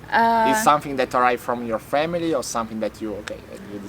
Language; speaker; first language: English; non-native, learner; Italian